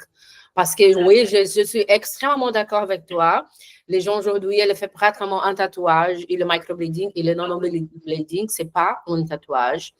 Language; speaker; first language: French; non-native, learner; Portuguese